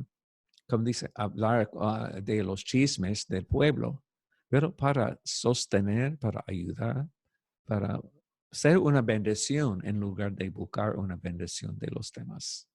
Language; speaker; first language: Spanish; non-native, fluent; English